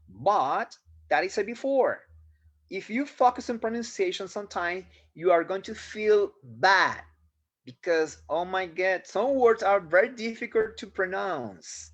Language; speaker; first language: English; non-native, fluent; Spanish